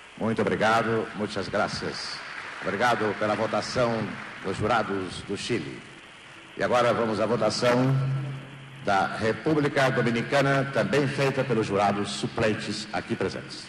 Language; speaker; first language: Portuguese; native; Portuguese